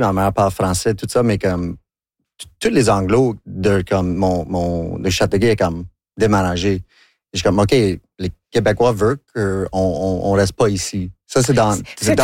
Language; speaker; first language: French; non-native, local second language; English